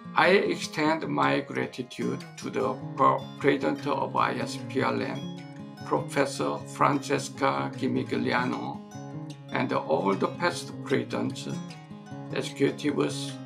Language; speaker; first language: English; non-native, fluent; Korean